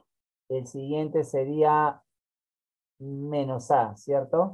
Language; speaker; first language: Spanish; native; Spanish